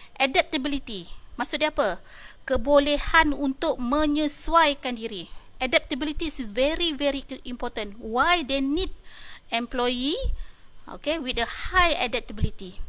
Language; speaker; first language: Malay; native; Malay